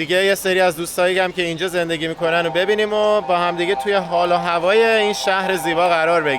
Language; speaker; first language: Persian; native; Persian